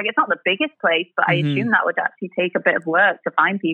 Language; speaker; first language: English; native; English